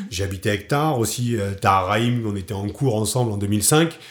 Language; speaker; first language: French; native; French